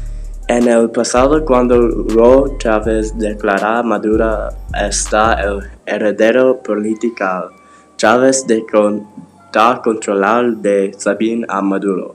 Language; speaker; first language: Spanish; non-native, learner; English